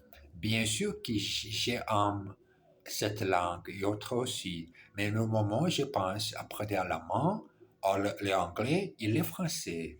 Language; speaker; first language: French; non-native, learner; English